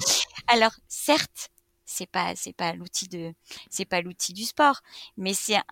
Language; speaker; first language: French; native; French